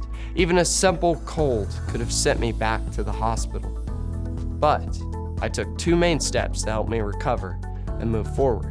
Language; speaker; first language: English; native; English